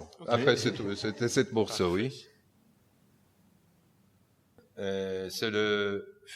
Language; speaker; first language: French; non-native, fluent; Polish